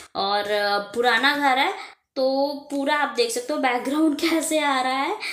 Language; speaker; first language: Hindi; native; Hindi